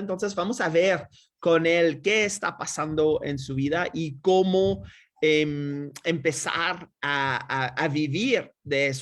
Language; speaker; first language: Spanish; non-native, fluent; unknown